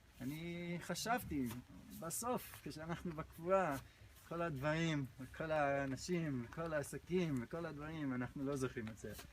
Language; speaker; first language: Hebrew; non-native, fluent; English